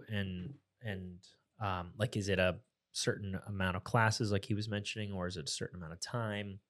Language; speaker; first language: English; native; English